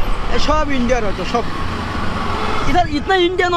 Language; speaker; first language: Hindi; non-native, learner; Bangla